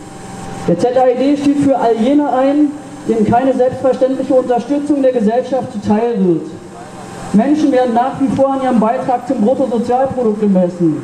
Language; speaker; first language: German; native; German